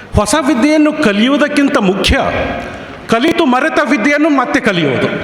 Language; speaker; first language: Kannada; native; Kannada